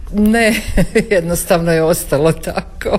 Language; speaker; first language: Croatian; native; Croatian